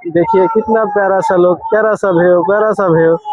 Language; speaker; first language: Hindi; non-native, local second language; Bangla